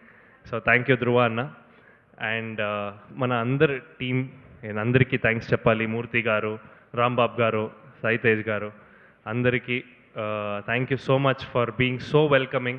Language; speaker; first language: Telugu; non-native, learner; Kannada